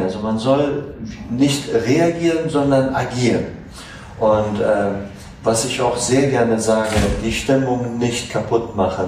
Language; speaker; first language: German; non-native, fluent; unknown